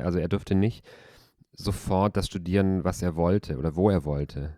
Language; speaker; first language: German; native; German